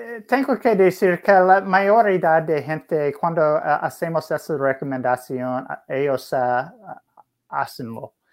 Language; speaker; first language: Spanish; non-native, learner; English